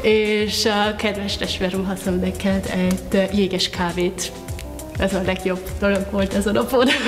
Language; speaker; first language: Hungarian; non-native, learner; German